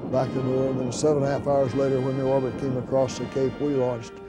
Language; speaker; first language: English; native; English